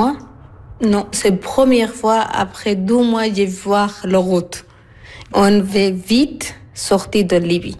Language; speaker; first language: French; non-native, learner; Arabic